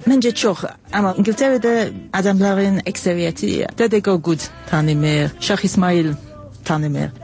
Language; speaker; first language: Azerbaijani; non-native, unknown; English